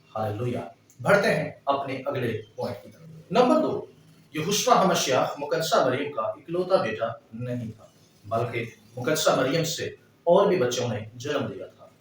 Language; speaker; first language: Urdu; non-native, local second language; Punjabi